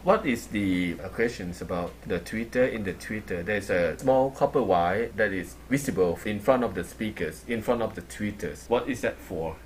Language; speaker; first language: English; non-native, fluent; Thai